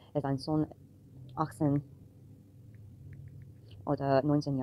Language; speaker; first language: German; non-native, learner; English